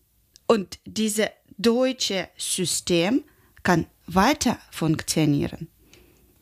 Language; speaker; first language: German; non-native, learner; Ukrainian